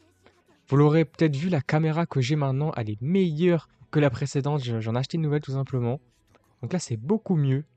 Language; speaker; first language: French; native; French